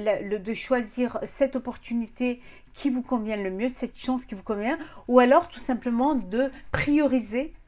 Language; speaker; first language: French; native; French